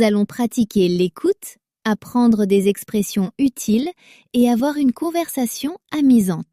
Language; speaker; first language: French; native; French